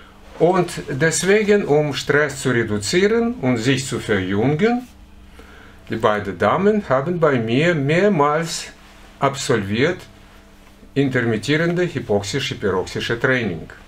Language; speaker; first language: German; non-native, fluent; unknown